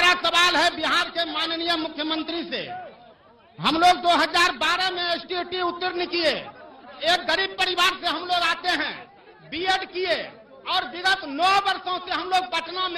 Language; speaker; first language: Hindi; native; Hindi